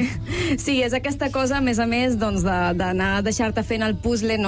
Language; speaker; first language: Catalan; native; Catalan